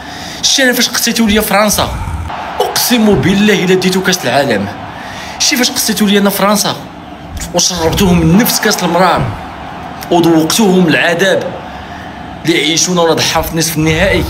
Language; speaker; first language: Arabic; native; Arabic